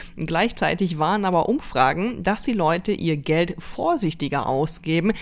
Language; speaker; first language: German; native; German